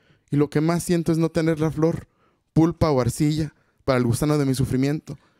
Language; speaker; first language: Spanish; early bilingual, other home language; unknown